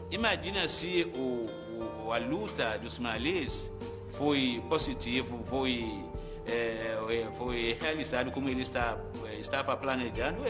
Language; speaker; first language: Portuguese; non-native, fluent; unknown